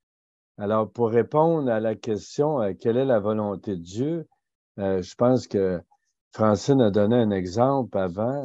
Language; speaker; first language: French; native; French